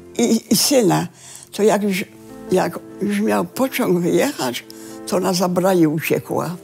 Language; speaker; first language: Polish; early bilingual, heritage; Polish